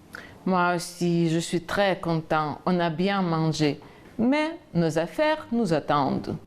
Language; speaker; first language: French; non-native, fluent; Ukrainian